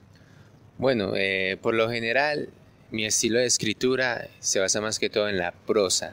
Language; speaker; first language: Spanish; native; Spanish